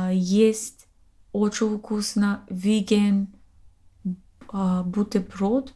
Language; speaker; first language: Russian; non-native, learner; English